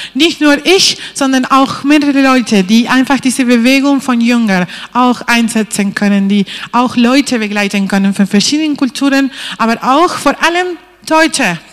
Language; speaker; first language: German; non-native, fluent; Spanish